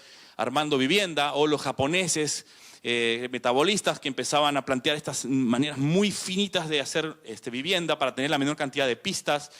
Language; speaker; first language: Spanish; native; Spanish